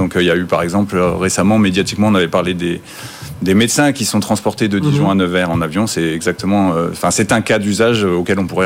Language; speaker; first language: French; native; French